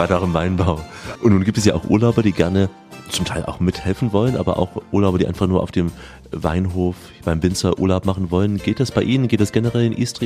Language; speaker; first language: German; native; German